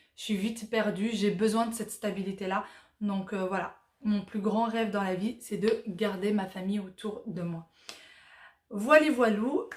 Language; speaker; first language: French; early bilingual, other home language; Arabic